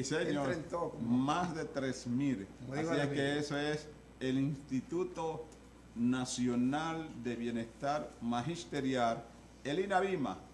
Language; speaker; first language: Spanish; native; Spanish